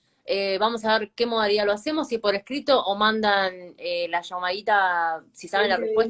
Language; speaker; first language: Spanish; native; Spanish